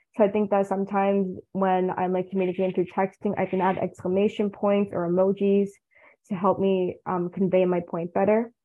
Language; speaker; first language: English; early bilingual, other home language; Tamil